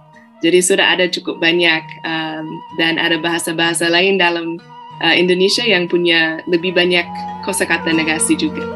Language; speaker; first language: Indonesian; non-native, fluent; English